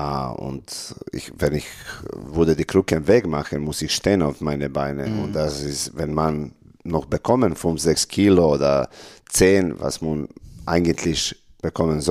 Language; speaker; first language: German; non-native, learner; Serbian